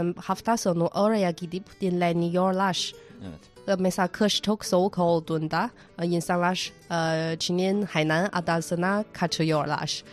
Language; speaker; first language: Turkish; non-native, fluent; Chinese